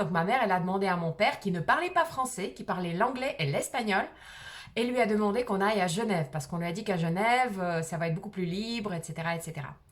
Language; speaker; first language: French; early bilingual, other home language; Russian